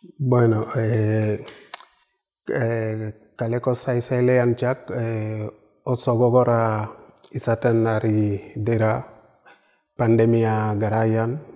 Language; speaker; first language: Basque; non-native, learner; Wolof